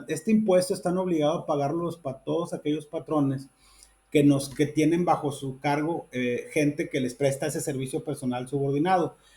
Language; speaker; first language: Spanish; native; Spanish